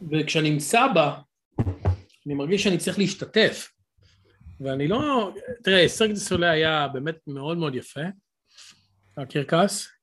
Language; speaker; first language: Hebrew; native; Hebrew